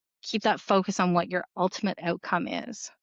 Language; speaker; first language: English; native; English